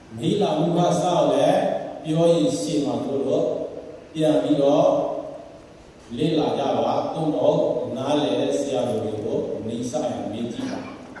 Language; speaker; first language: Burmese; non-native, local second language; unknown